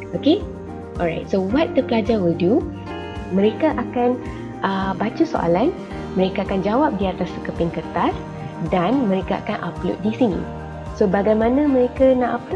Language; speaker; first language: Malay; native; Malay